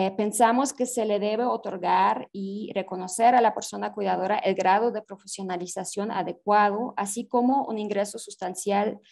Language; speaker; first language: Spanish; non-native, fluent; German